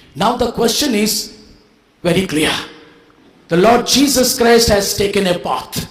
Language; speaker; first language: English; non-native, local second language; Telugu